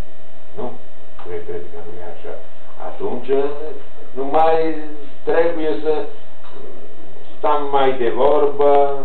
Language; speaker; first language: Romanian; non-native, learner; Italian